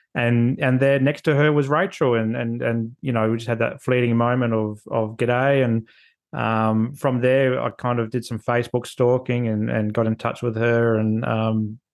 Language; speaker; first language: English; native; English